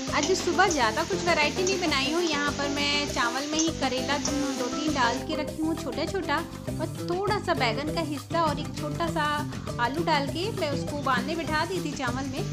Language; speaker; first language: Hindi; native; Hindi